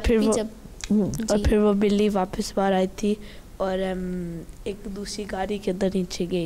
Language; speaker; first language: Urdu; early bilingual, other home language; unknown